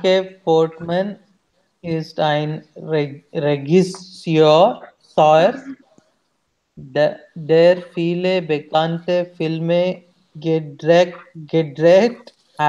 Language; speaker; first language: German; non-native, learner; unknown